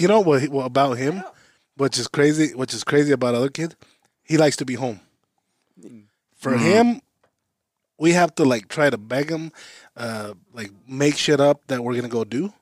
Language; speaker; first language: English; early bilingual, other home language; Spanish